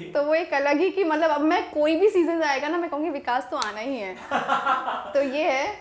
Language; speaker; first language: Hindi; native; Hindi